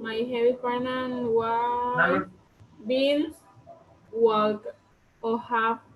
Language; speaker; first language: English; non-native, learner; Spanish